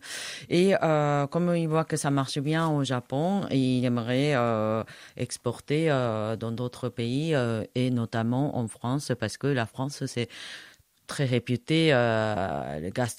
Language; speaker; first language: French; non-native, fluent; Japanese